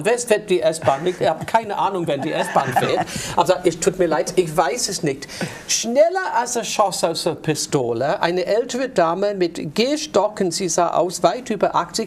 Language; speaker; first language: German; non-native, fluent; English